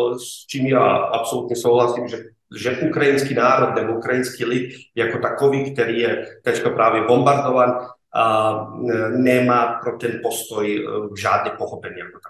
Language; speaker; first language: Czech; non-native, fluent; Serbian